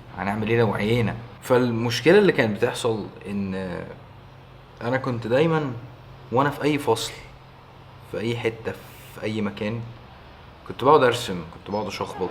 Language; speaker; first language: Egyptian Arabic; early bilingual, heritage; Arabic